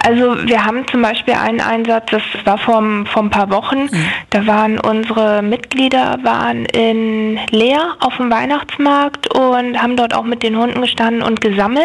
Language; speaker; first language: German; native; German